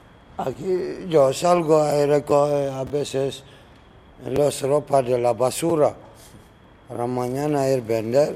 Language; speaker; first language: Spanish; non-native, learner; Arabic